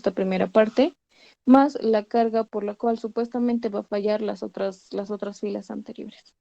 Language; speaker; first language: Spanish; native; Spanish